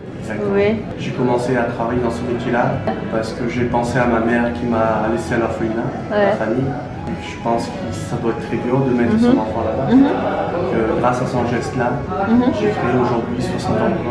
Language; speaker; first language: French; early bilingual, other home language; Korean